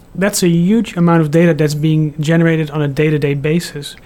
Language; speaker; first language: English; non-native, fluent; Dutch